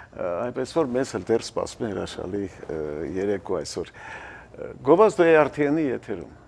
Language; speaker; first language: Armenian; native; Armenian